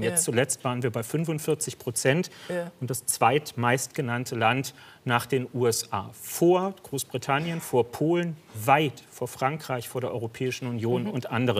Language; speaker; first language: German; native; German